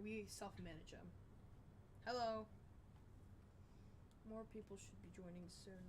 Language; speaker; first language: English; native; English